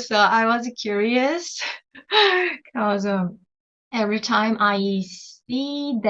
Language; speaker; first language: English; non-native, learner; Korean